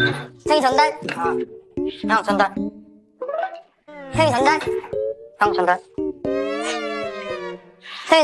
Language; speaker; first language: Korean; native; Korean